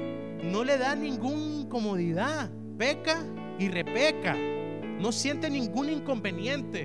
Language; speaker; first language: Spanish; native; Spanish